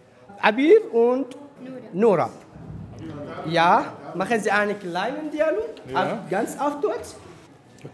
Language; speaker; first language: German; non-native, learner; Arabic